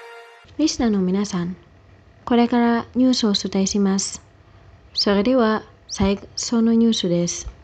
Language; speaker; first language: Japanese; non-native, fluent; Indonesian